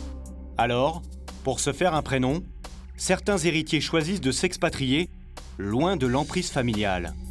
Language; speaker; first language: French; native; French